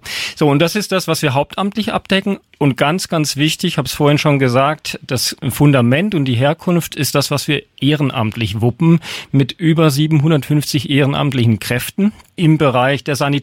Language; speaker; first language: German; native; German